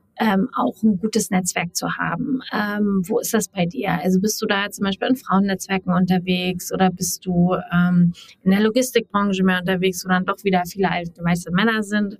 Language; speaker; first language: German; native; German